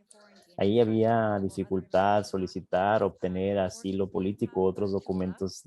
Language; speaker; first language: Spanish; non-native, fluent; English